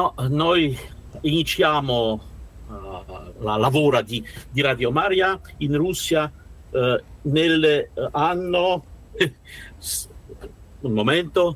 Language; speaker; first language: Italian; non-native, learner; Russian